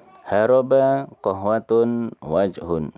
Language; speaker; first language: Arabic; non-native, fluent; Indonesian